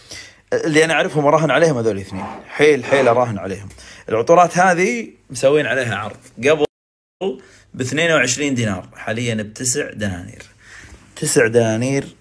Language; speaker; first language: Arabic; native; Arabic